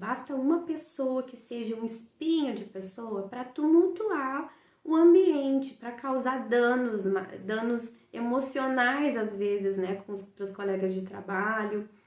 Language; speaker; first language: Portuguese; native; Portuguese